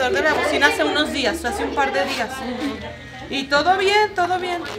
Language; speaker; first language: Spanish; native; Spanish